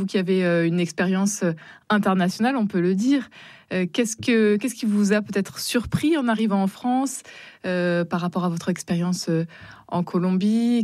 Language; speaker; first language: French; native; French